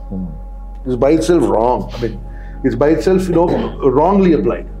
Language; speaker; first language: English; non-native, local second language; Telugu